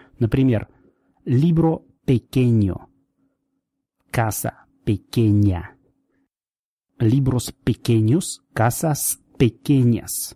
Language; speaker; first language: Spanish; non-native, fluent; Russian